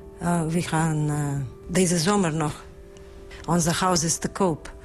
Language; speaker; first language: Dutch; non-native, fluent; Bosnian